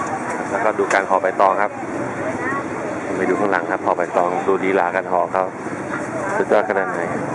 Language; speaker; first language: Thai; native; Thai